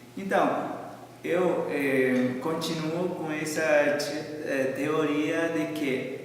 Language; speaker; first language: Portuguese; non-native, fluent; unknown